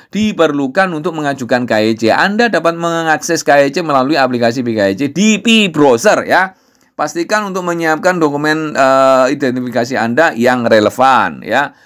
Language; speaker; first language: Indonesian; non-native, local second language; Javanese